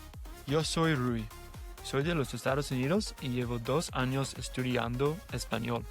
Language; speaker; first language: Spanish; non-native, learner; English